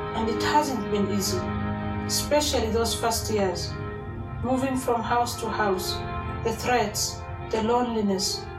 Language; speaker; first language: English; non-native, fluent; Somali